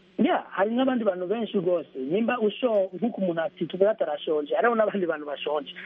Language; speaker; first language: Rundi; early bilingual, heritage; Rundi